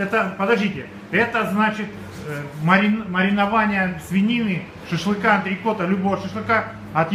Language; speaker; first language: Russian; native; Russian